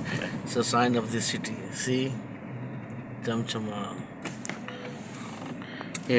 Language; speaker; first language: English; non-native, fluent; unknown